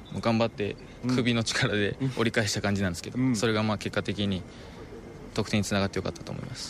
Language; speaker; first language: Japanese; native; Japanese